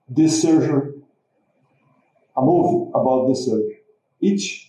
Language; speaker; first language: English; non-native, learner; Portuguese